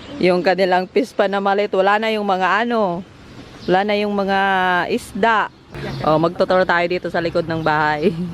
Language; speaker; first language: Filipino; non-native, local second language; Bikol